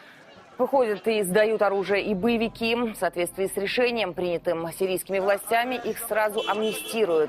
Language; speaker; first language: Russian; native; Russian